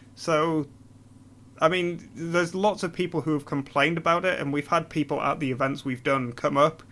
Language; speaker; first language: English; native; English